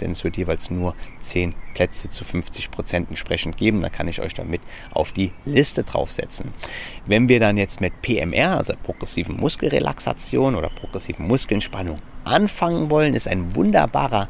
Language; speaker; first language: German; native; German